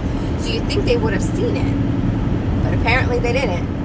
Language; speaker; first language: English; native; English